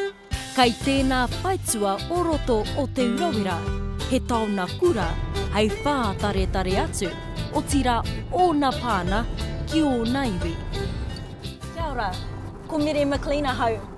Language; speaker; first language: Māori; native; Māori